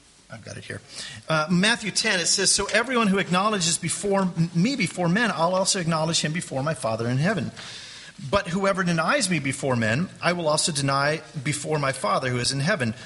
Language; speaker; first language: English; native; English